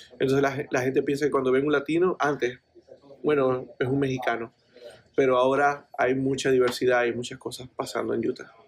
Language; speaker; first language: Spanish; native; Spanish